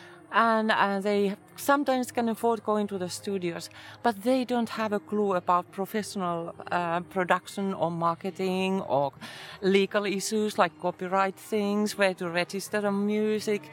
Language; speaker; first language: English; non-native, fluent; Finnish